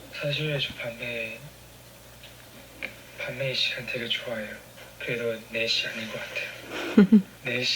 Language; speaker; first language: Korean; non-native, fluent; Chinese